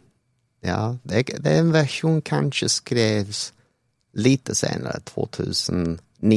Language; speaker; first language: Swedish; non-native, fluent; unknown